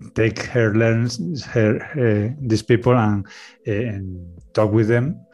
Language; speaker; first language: English; non-native, learner; Spanish